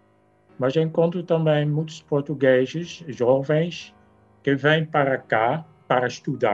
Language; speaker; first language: Portuguese; non-native, fluent; Dutch